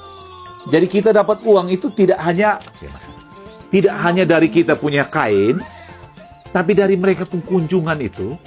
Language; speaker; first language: Indonesian; non-native, local second language; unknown